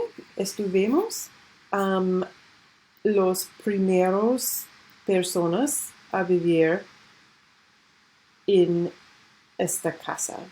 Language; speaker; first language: Spanish; non-native, learner; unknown